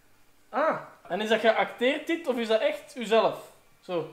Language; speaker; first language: Dutch; native; Dutch